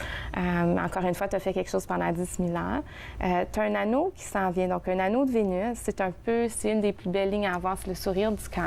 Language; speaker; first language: French; native; French